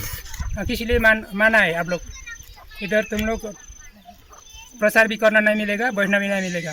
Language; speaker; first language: Hindi; non-native, local second language; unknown